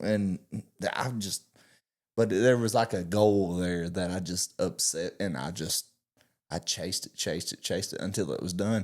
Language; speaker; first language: English; native; English